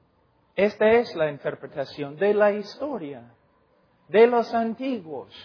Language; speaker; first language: Spanish; non-native, fluent; English